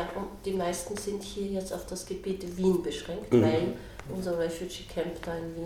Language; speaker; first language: German; native; German